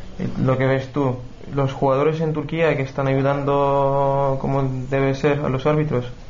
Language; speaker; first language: Spanish; non-native, fluent; Turkish